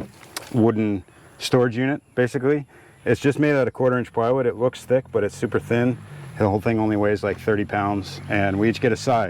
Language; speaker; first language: English; native; English